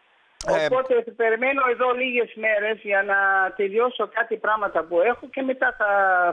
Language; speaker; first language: Greek; early bilingual, heritage; Greek